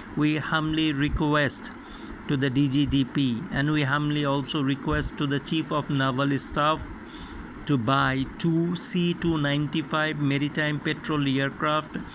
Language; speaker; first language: English; non-native, local second language; Bangla